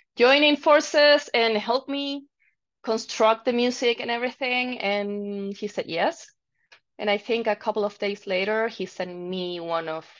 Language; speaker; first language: English; non-native, fluent; Spanish